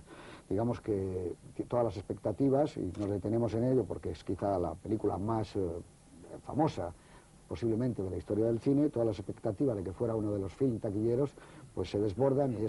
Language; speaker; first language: Spanish; native; Spanish